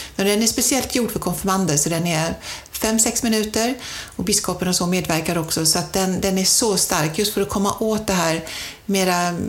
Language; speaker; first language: Swedish; non-native, fluent; German